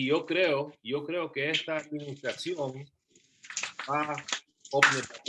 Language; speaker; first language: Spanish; early bilingual, heritage; Spanish